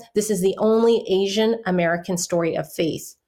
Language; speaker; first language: English; early bilingual, other home language; Chinese